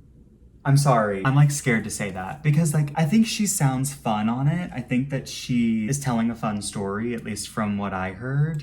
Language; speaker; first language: English; native; English